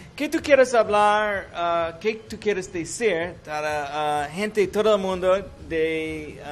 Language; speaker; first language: Spanish; non-native, learner; English